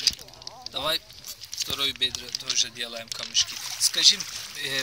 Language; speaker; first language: Russian; non-native, learner; Turkish